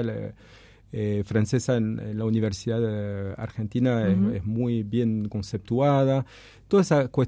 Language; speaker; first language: Spanish; non-native, fluent; French